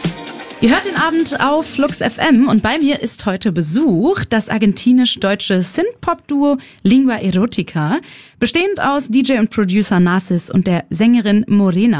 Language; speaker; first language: German; native; German